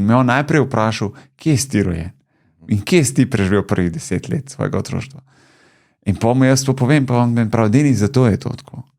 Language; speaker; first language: Slovenian; early bilingual, other home language; Bosnian